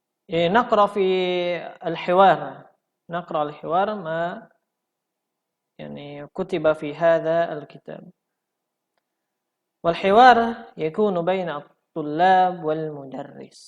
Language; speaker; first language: Arabic; non-native, fluent; Indonesian